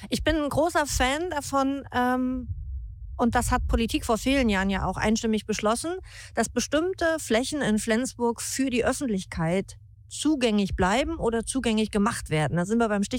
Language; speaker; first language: German; native; German